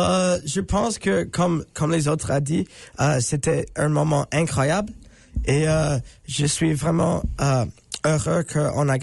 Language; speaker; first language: French; non-native, learner; English